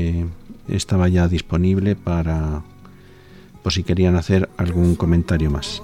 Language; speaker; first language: Spanish; native; Spanish